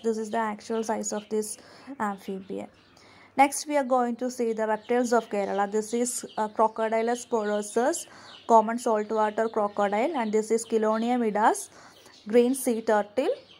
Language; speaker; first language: English; non-native, local second language; Malayalam